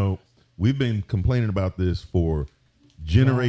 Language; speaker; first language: English; native; English